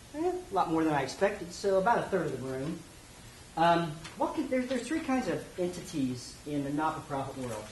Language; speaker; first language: English; native; English